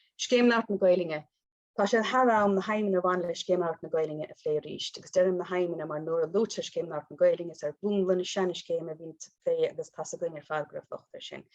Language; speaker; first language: Irish; native; Irish